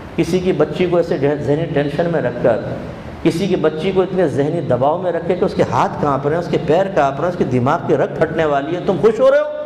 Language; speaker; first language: Urdu; native; Urdu